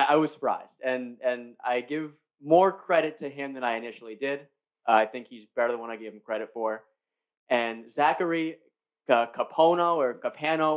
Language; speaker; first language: English; native; English